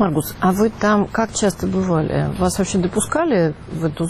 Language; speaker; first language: Russian; native; Russian